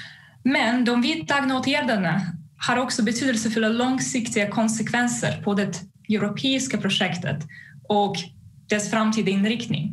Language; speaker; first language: Swedish; non-native, fluent; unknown